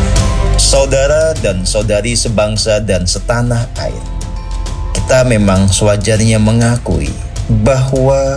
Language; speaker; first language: Indonesian; native; Indonesian